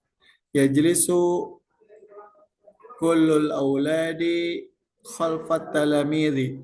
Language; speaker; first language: Arabic; non-native, fluent; Indonesian